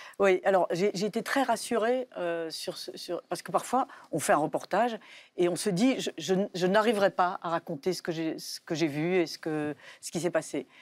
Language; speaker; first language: French; native; French